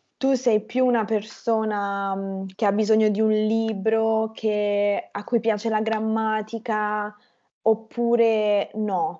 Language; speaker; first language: Italian; native; Italian